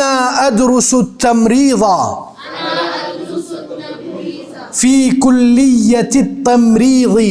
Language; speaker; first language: Arabic; non-native, fluent; Urdu